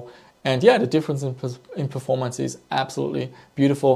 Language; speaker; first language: English; non-native, fluent; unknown